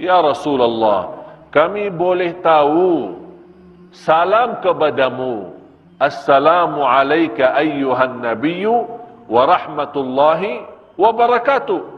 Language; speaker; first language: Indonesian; non-native, fluent; Arabic